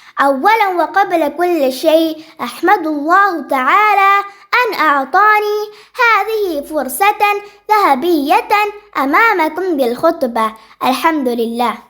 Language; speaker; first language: Arabic; non-native, learner; Malayalam